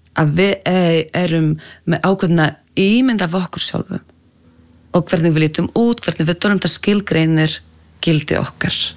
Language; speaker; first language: Icelandic; non-native, fluent; French